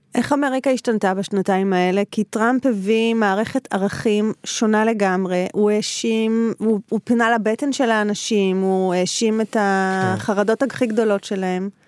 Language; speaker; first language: Hebrew; native; Hebrew